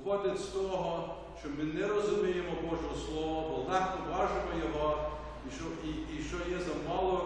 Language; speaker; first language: Ukrainian; early bilingual, heritage; Ukrainian